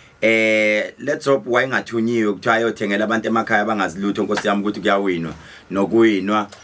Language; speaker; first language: Zulu; native; Zulu